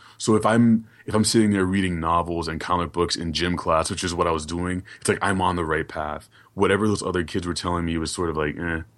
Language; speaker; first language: English; early bilingual, other home language; Haitian Creole